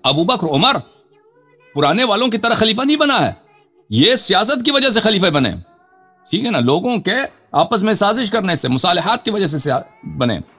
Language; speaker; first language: Urdu; non-native, fluent; Persian